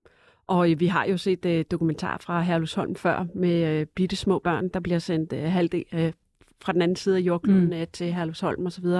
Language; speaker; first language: Danish; native; Danish